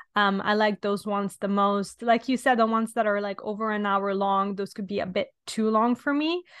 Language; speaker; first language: English; non-native, fluent; Italian